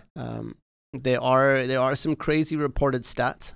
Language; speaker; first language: English; native; English